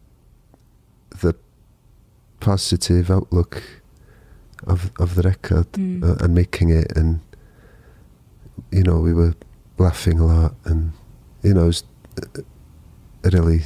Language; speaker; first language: English; non-native, local second language; Welsh